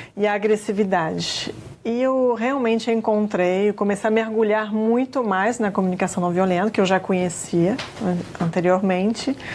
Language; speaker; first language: Portuguese; non-native, fluent; French